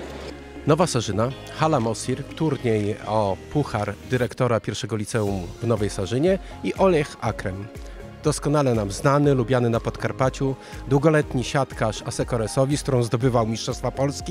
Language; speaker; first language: Polish; native; Polish